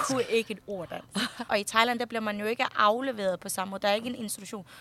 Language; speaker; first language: Danish; early bilingual, other home language; Thai